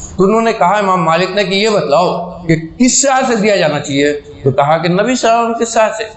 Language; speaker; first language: Urdu; native; Urdu